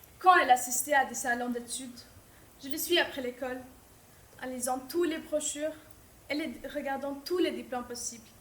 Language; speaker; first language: French; non-native, fluent; Albanian